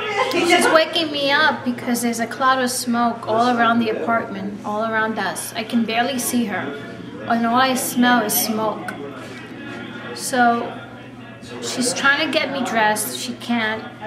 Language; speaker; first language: English; early bilingual, other home language; Spanish